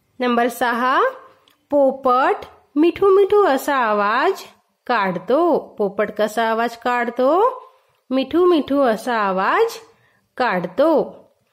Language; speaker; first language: Marathi; non-native, local second language; Hindi